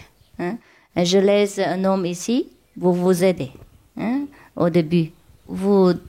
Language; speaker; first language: French; non-native, learner; Chinese